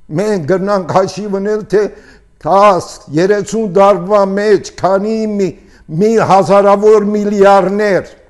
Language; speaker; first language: Armenian; early bilingual, heritage; Armenian